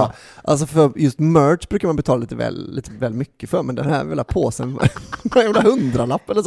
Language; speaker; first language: Swedish; native; Swedish